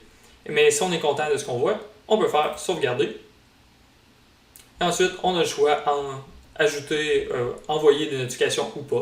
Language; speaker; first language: French; native; French